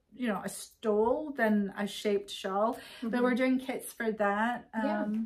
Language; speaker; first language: English; native; English